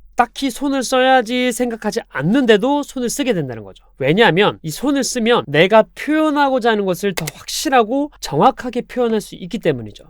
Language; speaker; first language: Korean; native; Korean